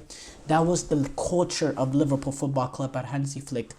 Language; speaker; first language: English; native; English